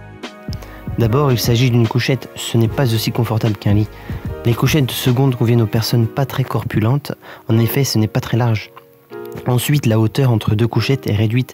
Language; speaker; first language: French; native; French